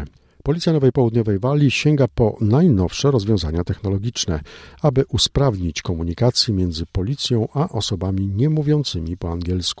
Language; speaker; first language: Polish; native; Polish